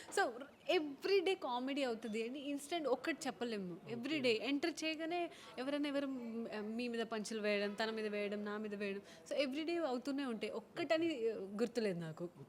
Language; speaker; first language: Telugu; non-native, fluent; Hindi